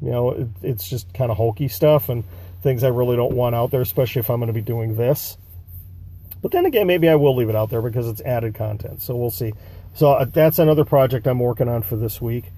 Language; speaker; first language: English; native; English